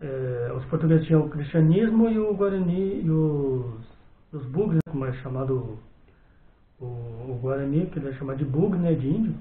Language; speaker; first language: Portuguese; native; Portuguese